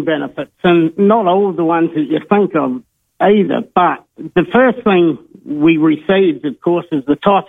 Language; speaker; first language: English; native; English